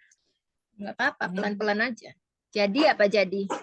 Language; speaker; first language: Indonesian; native; Indonesian